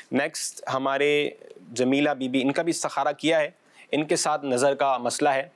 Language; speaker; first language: Urdu; non-native, local second language; Punjabi